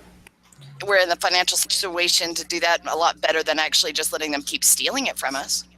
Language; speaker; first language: English; native; English